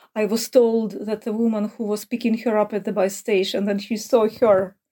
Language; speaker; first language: English; non-native, fluent; Ukrainian